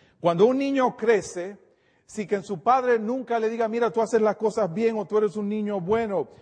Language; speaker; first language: Spanish; native; Spanish